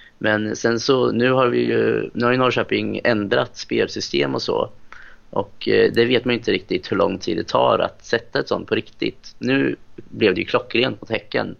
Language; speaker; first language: Swedish; native; Swedish